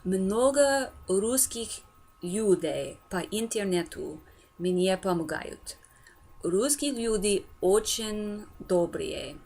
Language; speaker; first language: Russian; non-native, learner; English